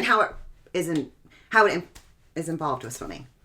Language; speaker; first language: English; native; English